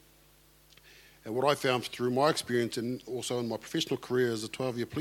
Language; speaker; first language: English; native; English